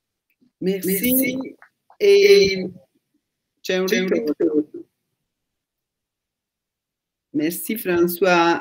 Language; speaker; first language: French; non-native, fluent; Italian